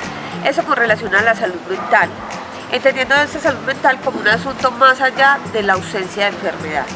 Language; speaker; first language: Spanish; native; Spanish